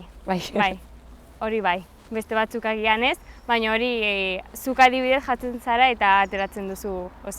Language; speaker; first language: Basque; non-native, local second language; Spanish